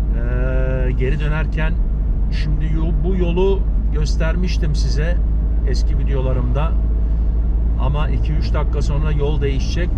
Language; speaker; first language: Turkish; early bilingual, heritage; Turkish